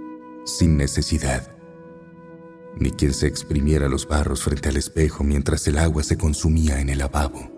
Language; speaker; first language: Spanish; native; Spanish